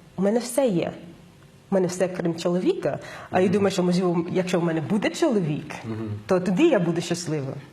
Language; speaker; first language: Ukrainian; non-native, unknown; English